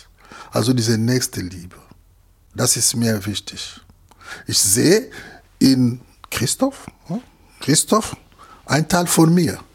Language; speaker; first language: German; non-native, fluent; Lingala